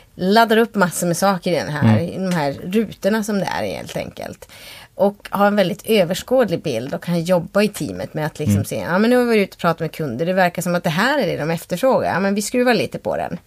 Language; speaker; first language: Swedish; native; Swedish